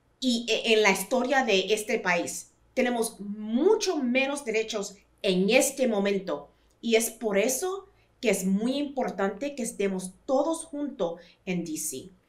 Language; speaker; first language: Spanish; early bilingual, heritage; Spanish